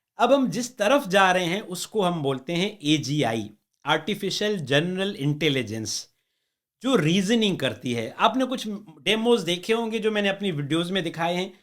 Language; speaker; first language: Urdu; native; Urdu